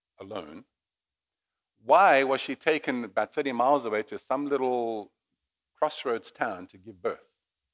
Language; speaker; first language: English; native; English